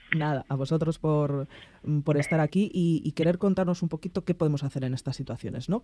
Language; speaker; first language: Spanish; native; Spanish